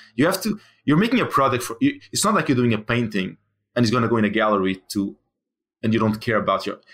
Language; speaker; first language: English; non-native, fluent; Portuguese